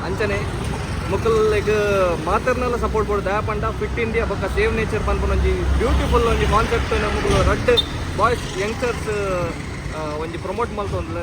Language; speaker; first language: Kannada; non-native, local second language; Tulu